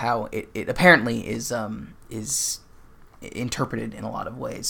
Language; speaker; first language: English; native; English